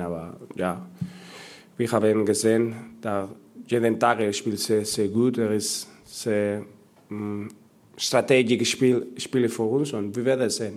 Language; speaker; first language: German; non-native, learner; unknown